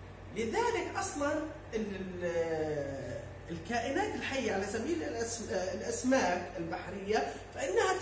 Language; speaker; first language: Arabic; native; Arabic